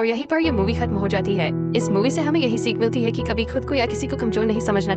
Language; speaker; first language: Hindi; native; Hindi